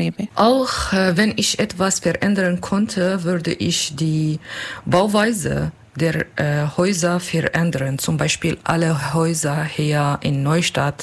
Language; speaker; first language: German; non-native, learner; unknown